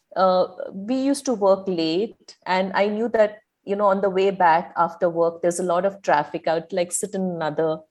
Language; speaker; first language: English; non-native, local second language; Malayalam